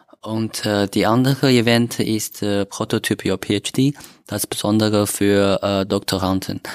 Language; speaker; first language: German; non-native, learner; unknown